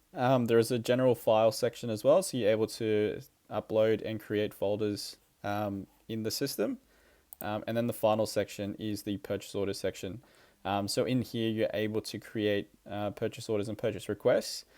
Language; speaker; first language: English; native; English